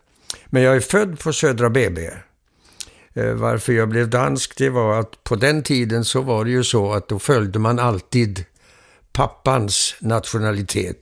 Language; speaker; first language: Swedish; early bilingual, heritage; Danish